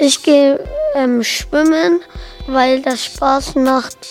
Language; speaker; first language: German; non-native, local second language; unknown